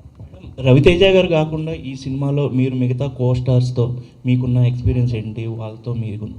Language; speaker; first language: Telugu; native; Telugu